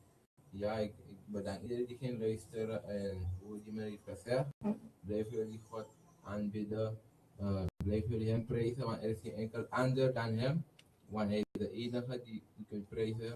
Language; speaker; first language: Dutch; non-native, learner; Haitian Creole